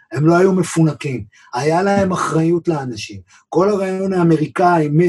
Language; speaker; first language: Hebrew; native; Hebrew